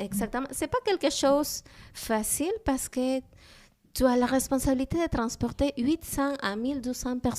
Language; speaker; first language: French; non-native, learner; Spanish